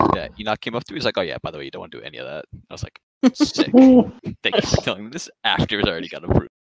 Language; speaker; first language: English; native; English